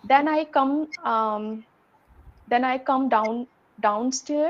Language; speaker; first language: English; non-native, learner; Hindi